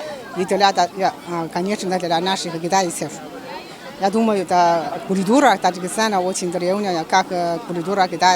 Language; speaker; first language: Russian; non-native, learner; Chinese